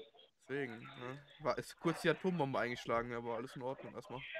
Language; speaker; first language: German; native; German